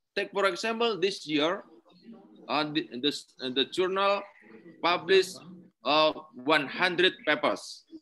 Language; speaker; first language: English; non-native, learner; Indonesian